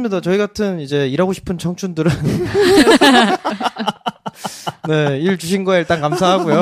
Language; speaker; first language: Korean; native; Korean